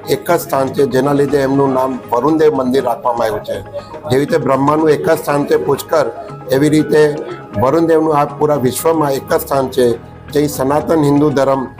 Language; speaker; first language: Gujarati; non-native, local second language; Sindhi